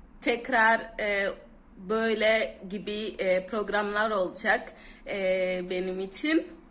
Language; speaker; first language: Turkish; non-native, fluent; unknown